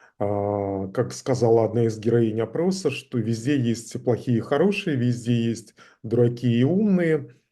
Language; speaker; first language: Russian; native; Russian